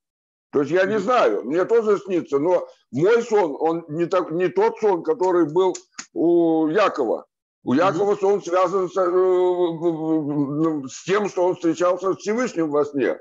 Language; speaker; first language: Russian; native; Russian